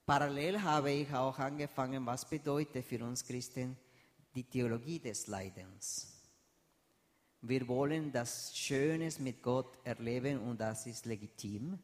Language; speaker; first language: German; non-native, fluent; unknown